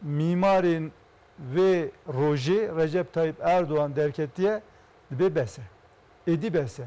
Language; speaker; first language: Kurdish; non-native, local second language; Turkish